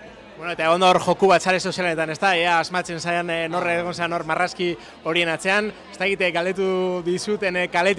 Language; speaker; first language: Basque; native; Basque